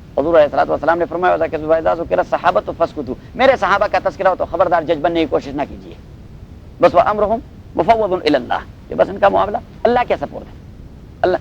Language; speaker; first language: Urdu; non-native, local second language; Pashto